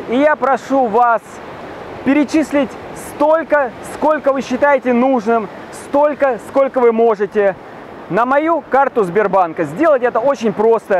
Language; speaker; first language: Russian; native; Russian